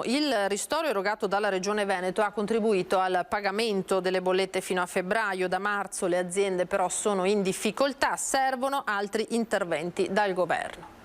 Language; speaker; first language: Italian; native; Italian